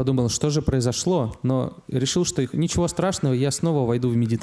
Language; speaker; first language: Russian; native; Russian